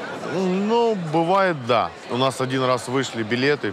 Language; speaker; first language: Russian; native; Russian